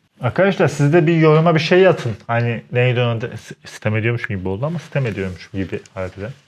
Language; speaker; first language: Turkish; native; Turkish